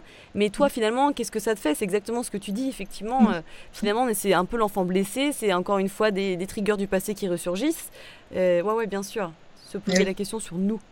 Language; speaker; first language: French; native; French